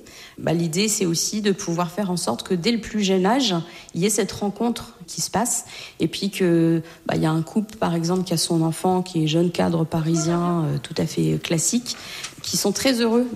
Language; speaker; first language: French; native; French